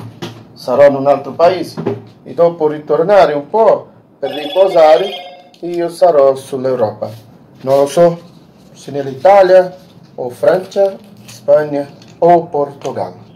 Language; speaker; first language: Italian; non-native, learner; Portuguese